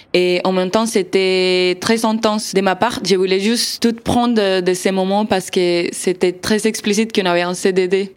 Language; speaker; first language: French; non-native, fluent; Spanish